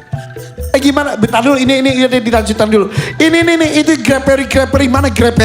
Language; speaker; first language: Indonesian; native; Indonesian